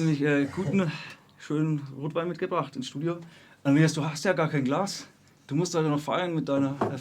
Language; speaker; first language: German; native; German